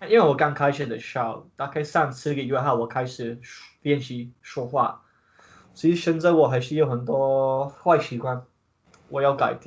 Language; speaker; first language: Chinese; non-native, learner; English